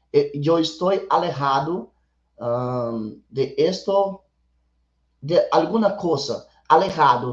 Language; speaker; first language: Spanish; non-native, learner; Portuguese